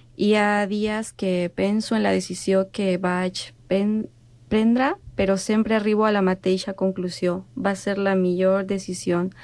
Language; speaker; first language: Catalan; non-native, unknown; Spanish